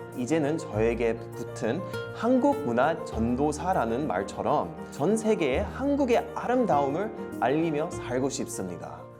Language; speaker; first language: Korean; early bilingual, heritage; Korean